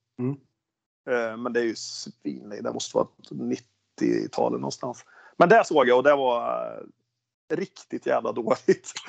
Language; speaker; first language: Swedish; native; Swedish